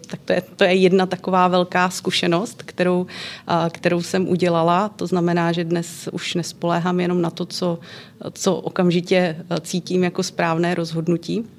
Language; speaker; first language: Czech; native; Czech